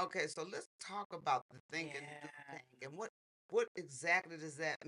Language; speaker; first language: English; native; English